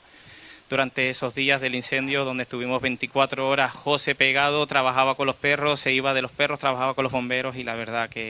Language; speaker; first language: Spanish; native; Spanish